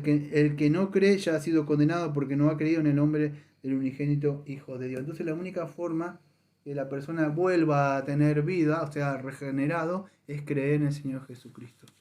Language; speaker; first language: Spanish; native; Spanish